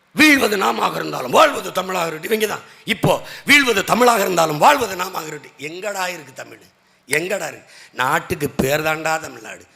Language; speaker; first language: Tamil; native; Tamil